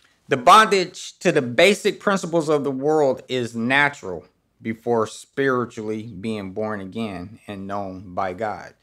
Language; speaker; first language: English; native; English